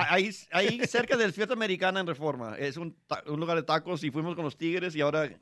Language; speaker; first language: Spanish; early bilingual, heritage; Spanish